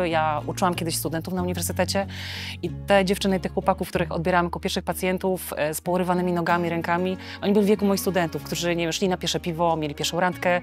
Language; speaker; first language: Polish; native; Polish